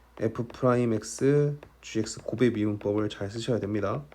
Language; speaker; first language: Korean; native; Korean